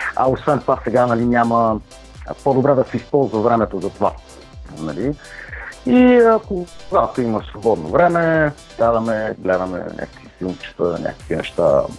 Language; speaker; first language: Bulgarian; early bilingual, other home language; Italian